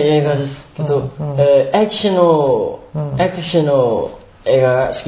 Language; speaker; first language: Japanese; non-native, learner; Burmese